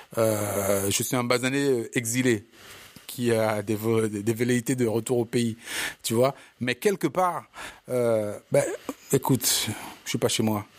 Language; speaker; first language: French; early bilingual, other home language; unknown